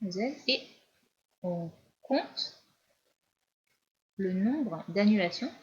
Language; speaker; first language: French; native; French